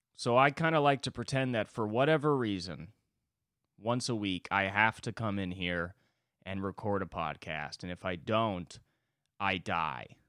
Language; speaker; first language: English; native; English